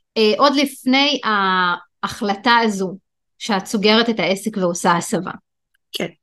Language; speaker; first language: Hebrew; non-native, local second language; Arabic